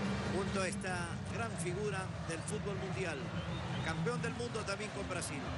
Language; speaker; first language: Spanish; native; Spanish